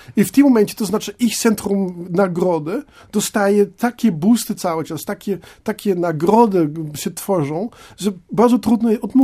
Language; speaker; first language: Polish; non-native, fluent; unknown